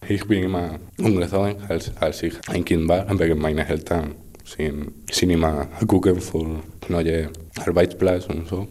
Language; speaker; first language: German; non-native, learner; Spanish